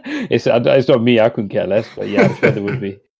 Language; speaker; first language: English; native; English